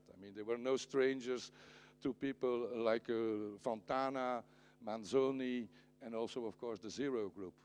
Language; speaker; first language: English; non-native, fluent; Dutch